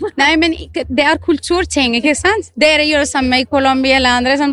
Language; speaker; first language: Norwegian; non-native, fluent; Arabic